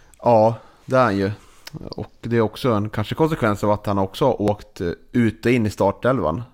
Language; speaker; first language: Swedish; native; Swedish